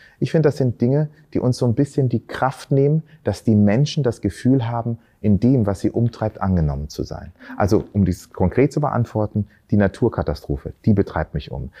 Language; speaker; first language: German; early bilingual, other home language; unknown